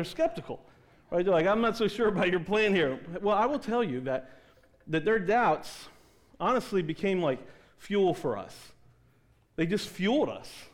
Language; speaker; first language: English; native; English